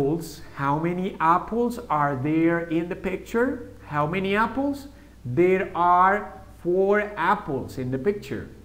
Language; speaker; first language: English; non-native, fluent; Spanish